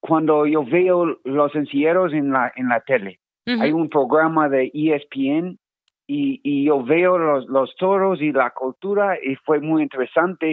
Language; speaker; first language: Spanish; non-native, learner; English